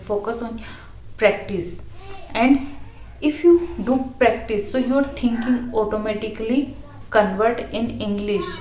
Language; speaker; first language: English; non-native, learner; Hindi